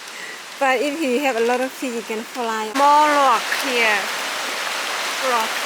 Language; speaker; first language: English; non-native, learner; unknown